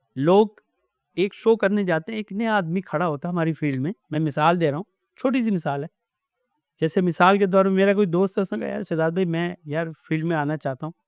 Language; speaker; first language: Urdu; native; Urdu